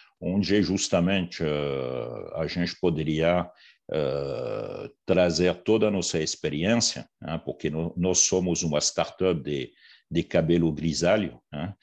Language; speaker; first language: Portuguese; non-native, fluent; French